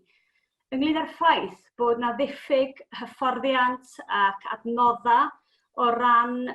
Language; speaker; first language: Welsh; native; Welsh